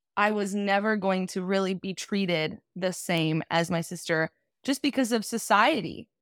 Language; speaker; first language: English; native; English